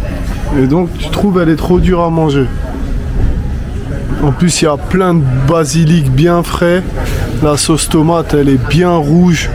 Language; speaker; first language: French; native; French